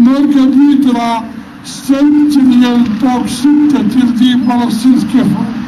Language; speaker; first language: Norwegian; non-native, fluent; Arabic